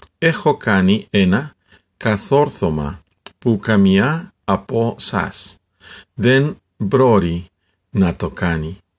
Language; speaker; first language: Greek; non-native, learner; Spanish